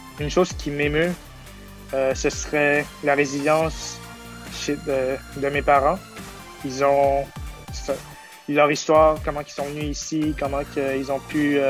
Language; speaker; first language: French; early bilingual, other home language; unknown